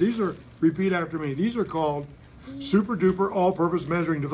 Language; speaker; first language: English; native; English